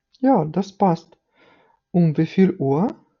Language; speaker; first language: German; non-native, fluent; Ukrainian